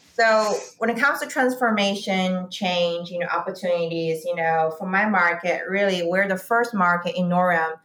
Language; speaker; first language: English; non-native, fluent; Chinese